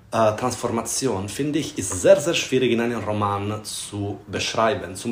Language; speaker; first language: German; non-native, fluent; Italian